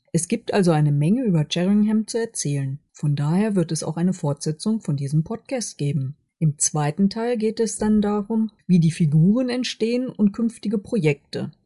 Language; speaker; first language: German; native; German